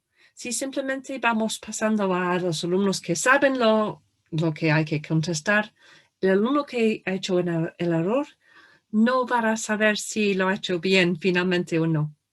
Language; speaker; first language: Spanish; non-native, fluent; English